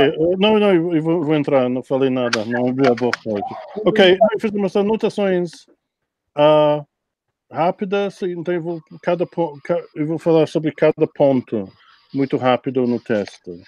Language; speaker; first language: Portuguese; non-native, fluent; English